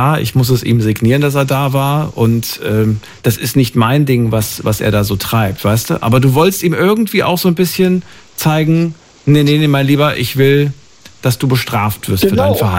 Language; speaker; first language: German; native; German